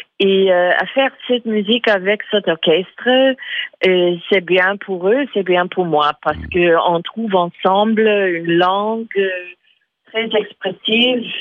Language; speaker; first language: French; non-native, fluent; English